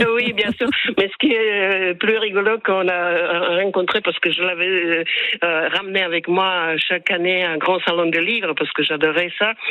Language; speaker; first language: French; non-native, fluent; Slovak